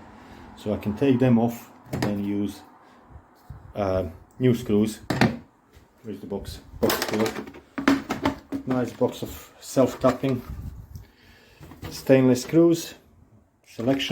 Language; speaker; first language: English; non-native, fluent; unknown